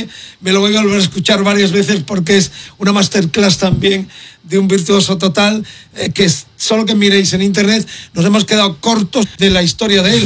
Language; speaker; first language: Spanish; native; Spanish